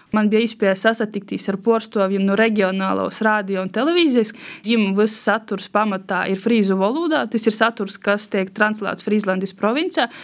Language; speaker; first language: Latvian; native; Latvian